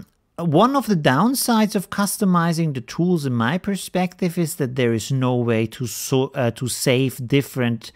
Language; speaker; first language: English; non-native, fluent; German